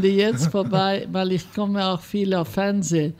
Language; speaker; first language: German; non-native, fluent; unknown